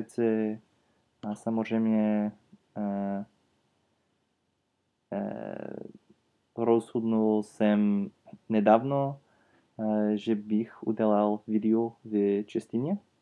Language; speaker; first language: Czech; non-native, learner; English